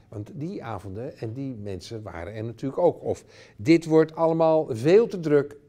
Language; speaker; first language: Dutch; native; Dutch